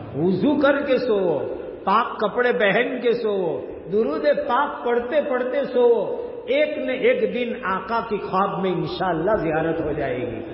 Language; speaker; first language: Urdu; non-native, local second language; Gujarati